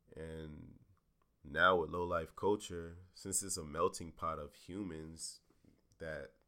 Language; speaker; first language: English; native; English